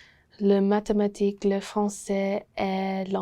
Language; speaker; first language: French; non-native, learner; English